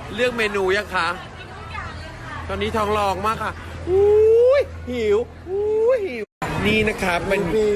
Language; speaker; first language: Thai; native; Thai